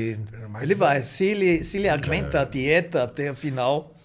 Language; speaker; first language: Portuguese; non-native, fluent; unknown